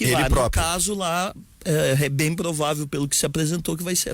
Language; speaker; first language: Portuguese; native; Portuguese